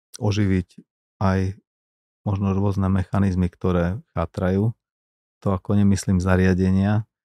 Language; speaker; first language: Slovak; non-native, local second language; Hungarian